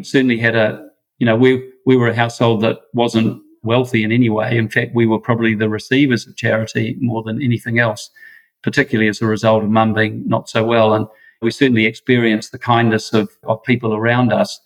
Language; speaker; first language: English; native; English